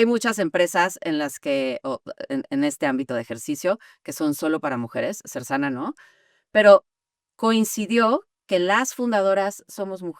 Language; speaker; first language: Spanish; native; Spanish